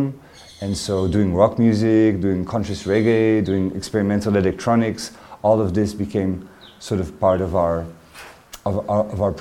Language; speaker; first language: English; non-native, fluent; French